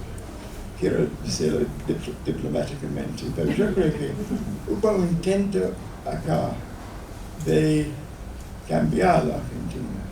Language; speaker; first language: Spanish; non-native, fluent; English